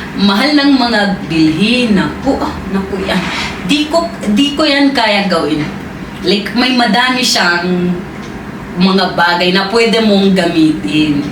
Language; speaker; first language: Filipino; non-native, fluent; Swahili